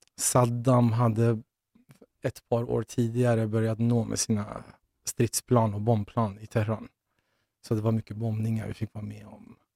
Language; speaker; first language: Swedish; early bilingual, other home language; Persian